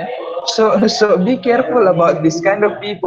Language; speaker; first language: English; non-native, fluent; Indonesian